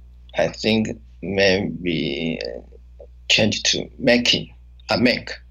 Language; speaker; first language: English; non-native, learner; Chinese